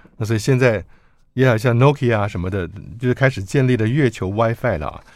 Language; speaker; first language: Chinese; native; Chinese